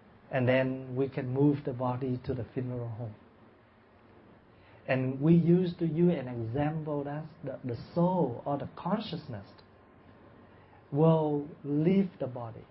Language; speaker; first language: English; non-native, fluent; Vietnamese